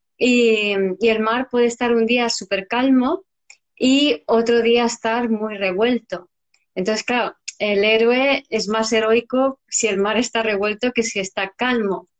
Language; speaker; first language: Spanish; native; Spanish